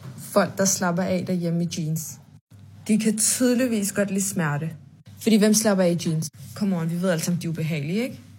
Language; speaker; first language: Danish; early bilingual, other home language; Armenian